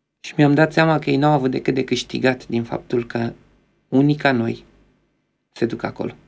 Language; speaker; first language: Romanian; native; Romanian